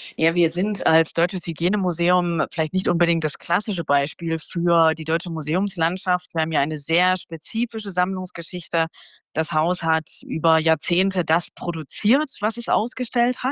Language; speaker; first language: German; native; German